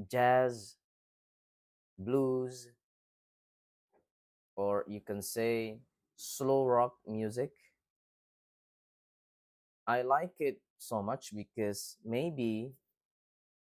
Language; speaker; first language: English; non-native, fluent; Indonesian